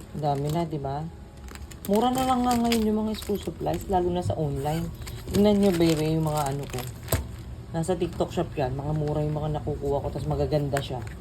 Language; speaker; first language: Filipino; non-native, local second language; Pampanga